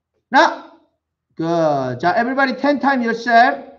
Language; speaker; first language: English; non-native, fluent; Korean